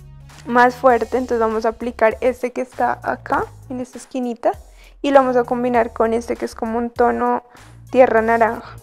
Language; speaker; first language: Spanish; native; Spanish